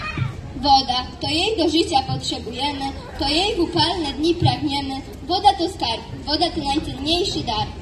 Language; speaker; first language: Polish; native; Polish